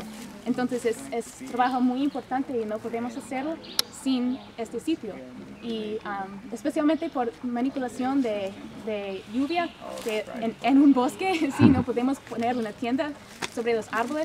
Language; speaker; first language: Spanish; non-native, fluent; English